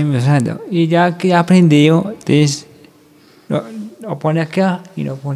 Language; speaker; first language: Spanish; non-native, local second language; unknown